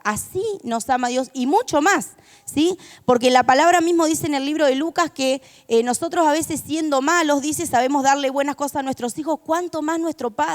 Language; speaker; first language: Spanish; native; Spanish